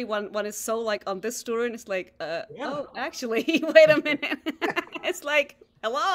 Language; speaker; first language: English; native; English